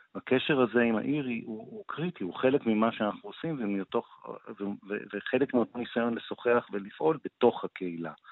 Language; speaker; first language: Hebrew; native; Hebrew